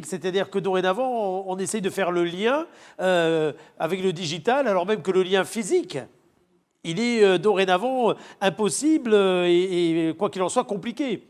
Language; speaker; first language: French; native; French